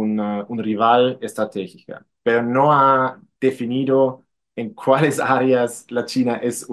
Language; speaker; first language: Spanish; non-native, fluent; German